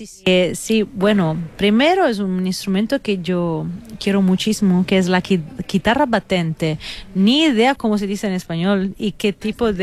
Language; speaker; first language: Spanish; non-native, fluent; Italian